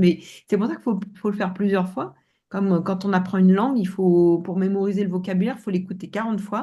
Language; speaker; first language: French; native; French